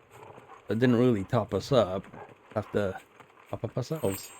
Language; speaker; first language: English; native; English